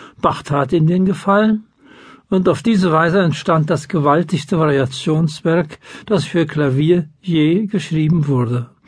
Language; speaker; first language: German; native; German